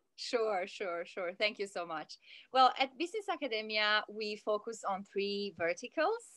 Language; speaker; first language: English; non-native, fluent; Italian